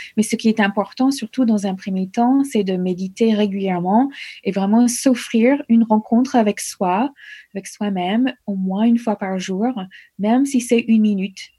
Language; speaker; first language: French; non-native, fluent; English